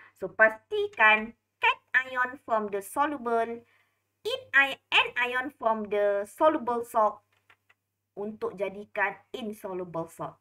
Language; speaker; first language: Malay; native; Malay